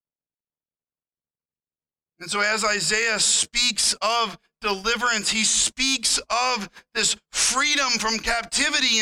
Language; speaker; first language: English; native; English